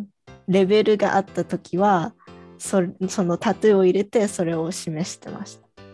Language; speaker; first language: Japanese; early bilingual, heritage; Japanese